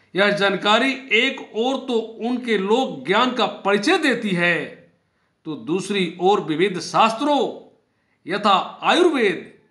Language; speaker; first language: Hindi; native; Hindi